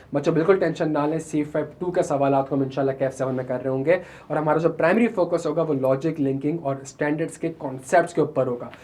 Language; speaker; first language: Urdu; native; Urdu